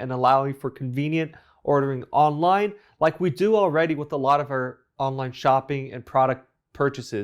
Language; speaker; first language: English; native; English